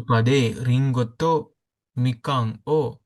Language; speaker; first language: Japanese; non-native, learner; Sinhala